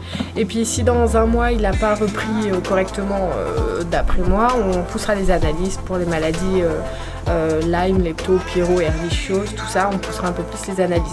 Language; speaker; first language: French; native; French